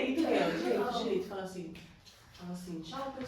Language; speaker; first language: Portuguese; native; Portuguese